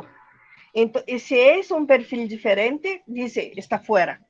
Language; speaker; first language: Spanish; non-native, learner; Portuguese